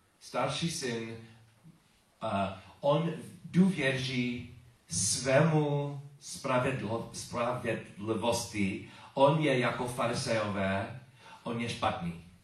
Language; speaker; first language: Czech; non-native, learner; English